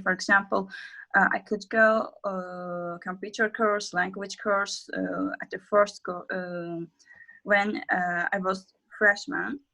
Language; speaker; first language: English; non-native, learner; Azerbaijani